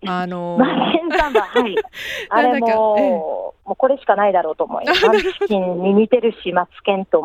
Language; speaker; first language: Japanese; native; Japanese